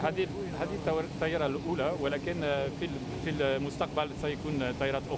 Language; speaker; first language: Arabic; non-native, fluent; French